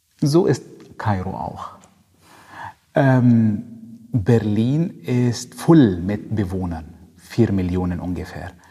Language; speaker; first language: German; non-native, fluent; Arabic